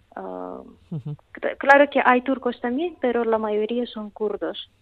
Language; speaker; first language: Spanish; non-native, fluent; Russian